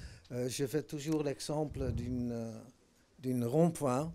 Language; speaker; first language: French; non-native, fluent; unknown